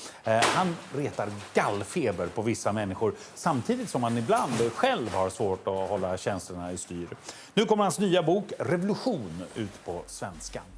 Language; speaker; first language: Swedish; native; Swedish